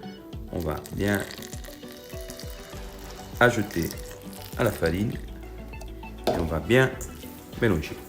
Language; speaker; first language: French; non-native, fluent; Italian